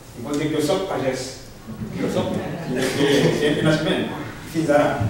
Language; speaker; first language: Catalan; non-native, learner; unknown